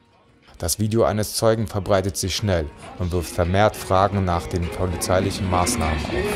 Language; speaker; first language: German; native; German